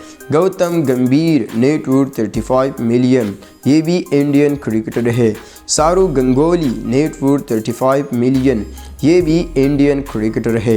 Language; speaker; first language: Hindi; native; Hindi